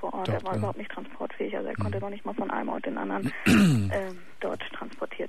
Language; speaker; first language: German; native; German